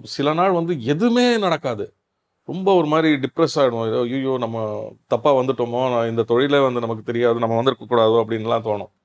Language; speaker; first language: Tamil; non-native, local second language; Kannada